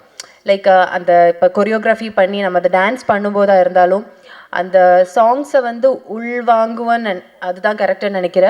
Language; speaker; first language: Tamil; non-native, fluent; Malayalam